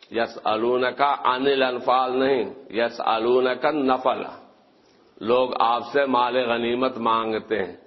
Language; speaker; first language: Urdu; native; Urdu